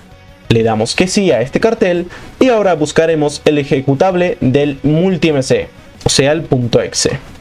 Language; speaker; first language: Spanish; native; Spanish